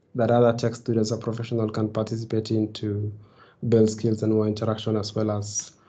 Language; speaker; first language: English; non-native, local second language; Kalenjin